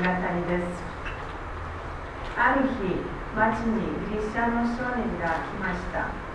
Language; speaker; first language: Japanese; non-native, learner; Romanian